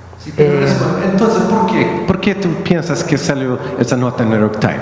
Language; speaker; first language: Spanish; non-native, learner; Swedish